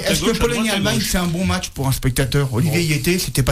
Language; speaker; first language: French; native; French